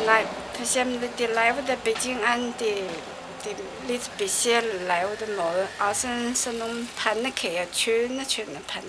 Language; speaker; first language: Danish; non-native, learner; Chinese